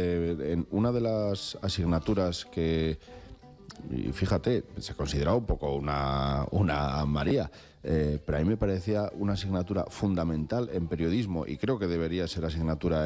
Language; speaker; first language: Spanish; native; Spanish